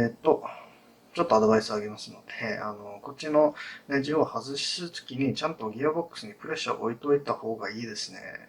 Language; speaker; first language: Japanese; non-native, fluent; English